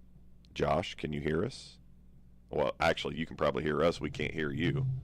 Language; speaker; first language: English; native; English